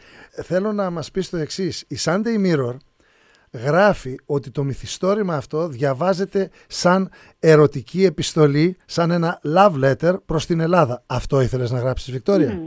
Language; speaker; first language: Greek; native; Greek